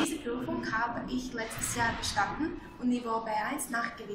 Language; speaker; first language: German; non-native, learner; Latvian